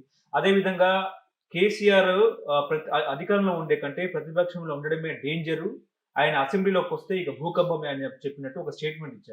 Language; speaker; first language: Telugu; native; Telugu